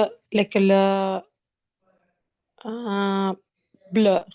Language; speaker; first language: French; non-native, learner; Spanish